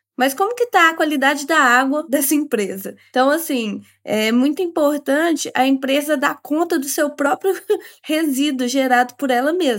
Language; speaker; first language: Portuguese; native; Portuguese